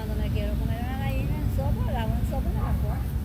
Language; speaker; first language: Spanish; native; Spanish